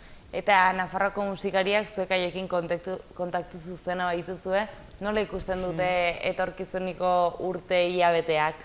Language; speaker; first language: Basque; native; Basque